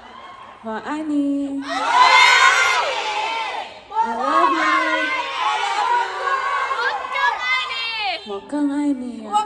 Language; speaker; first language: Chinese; non-native, learner; Thai